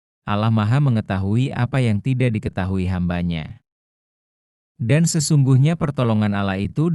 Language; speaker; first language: Indonesian; native; Indonesian